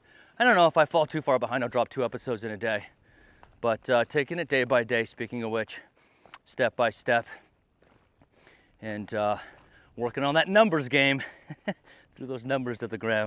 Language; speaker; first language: English; native; English